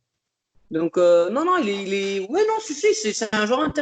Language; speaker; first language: French; native; French